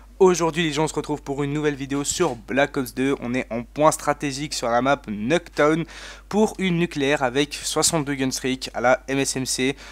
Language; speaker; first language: French; native; French